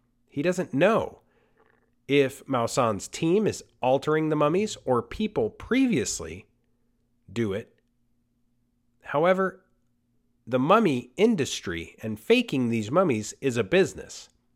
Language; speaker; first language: English; early bilingual, other home language; Spanish